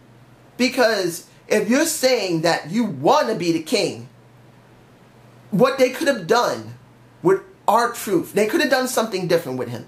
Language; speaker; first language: English; native; English